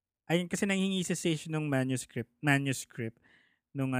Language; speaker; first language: Filipino; native; Filipino